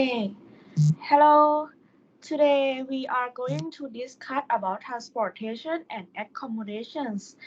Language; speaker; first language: English; non-native, learner; Thai